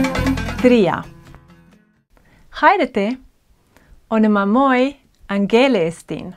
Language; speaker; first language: Greek; non-native, fluent; English